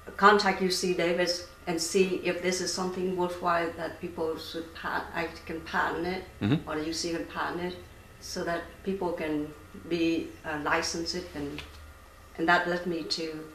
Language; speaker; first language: English; non-native, fluent; Vietnamese